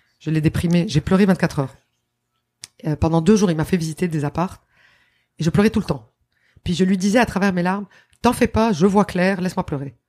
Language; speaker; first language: French; non-native, local second language; Arabic